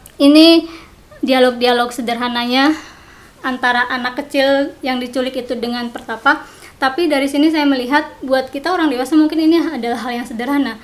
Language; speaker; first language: Indonesian; non-native, local second language; Sundanese